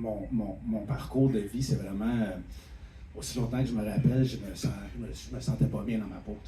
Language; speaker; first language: French; native; French